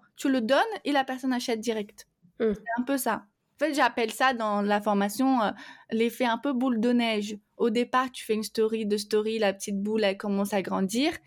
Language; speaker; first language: French; non-native, fluent; Portuguese